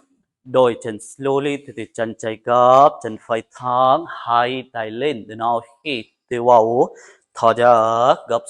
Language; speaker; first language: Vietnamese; non-native, learner; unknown